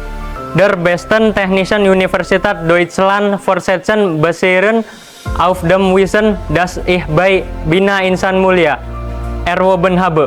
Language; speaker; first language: German; non-native, learner; Indonesian